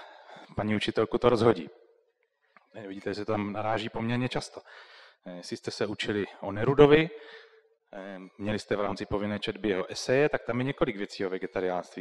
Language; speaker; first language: Czech; native; Czech